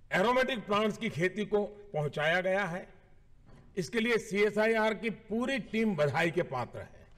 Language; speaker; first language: Hindi; native; Hindi